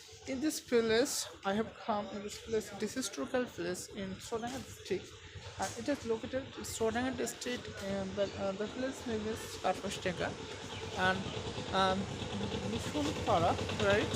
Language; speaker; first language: English; non-native, local second language; Bangla